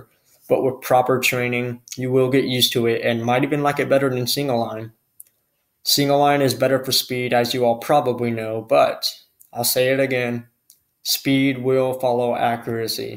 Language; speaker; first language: English; native; English